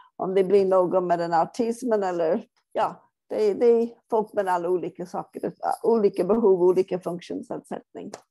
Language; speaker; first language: Swedish; non-native, fluent; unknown